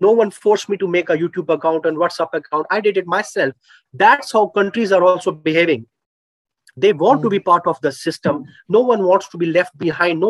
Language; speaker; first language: English; non-native, local second language; Urdu